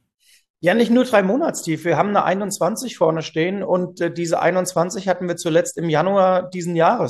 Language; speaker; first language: German; native; German